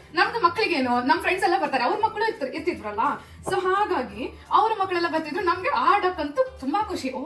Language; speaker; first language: Kannada; non-native, local second language; Konkani